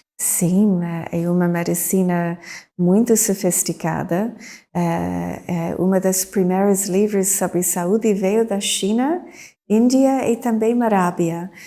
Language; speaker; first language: Portuguese; non-native, fluent; English